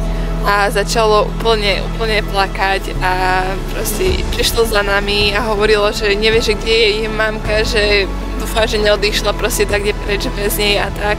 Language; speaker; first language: Slovak; native; Slovak